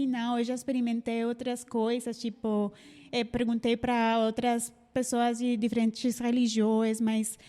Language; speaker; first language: Portuguese; non-native, fluent; Spanish